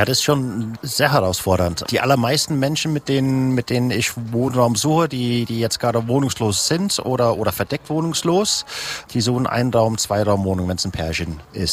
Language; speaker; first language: German; native; German